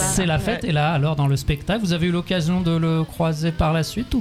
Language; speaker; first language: French; native; French